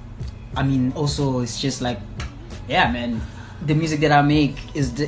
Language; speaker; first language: English; non-native, local second language; Zulu